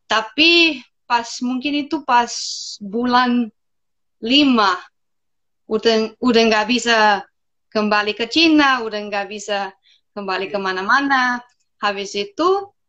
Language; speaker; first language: Indonesian; non-native, fluent; English